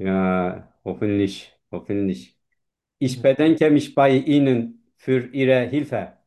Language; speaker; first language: German; non-native, learner; Turkish